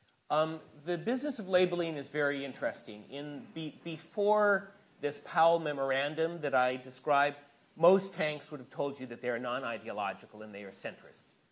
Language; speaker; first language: English; native; English